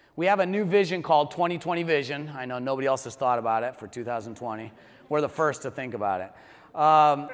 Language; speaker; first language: English; early bilingual, heritage; English